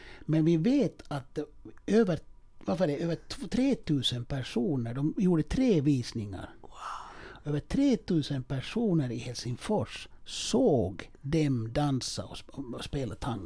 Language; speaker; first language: Swedish; native; Swedish